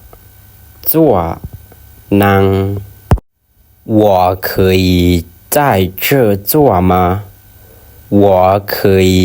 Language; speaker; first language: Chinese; non-native, learner; Lao